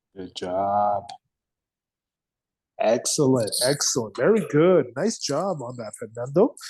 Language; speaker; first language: English; non-native, fluent; Spanish